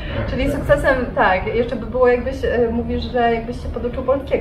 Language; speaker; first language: Polish; native; Polish